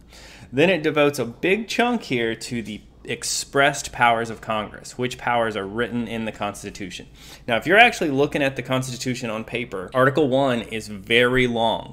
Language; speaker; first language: English; native; English